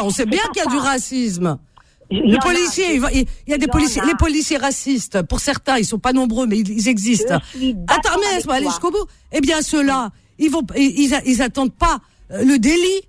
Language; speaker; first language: French; native; French